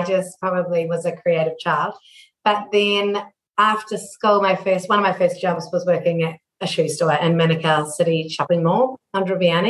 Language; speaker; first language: English; native; English